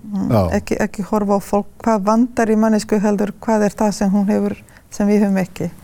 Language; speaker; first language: Icelandic; non-native, fluent; Serbian